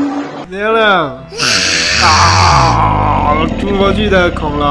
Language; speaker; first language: Chinese; native; Chinese